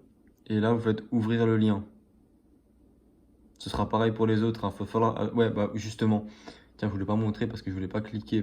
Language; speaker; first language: French; native; French